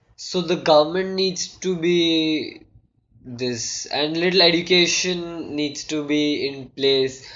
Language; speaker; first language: English; non-native, local second language; Hindi